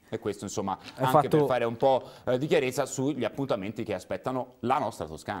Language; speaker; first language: Italian; native; Italian